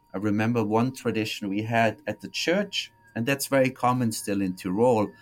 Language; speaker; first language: English; non-native, fluent; German